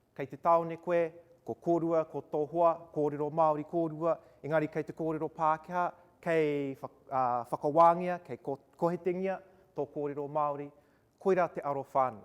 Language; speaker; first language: Māori; non-native, local second language; English